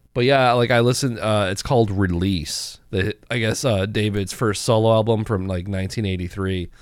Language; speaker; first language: English; native; English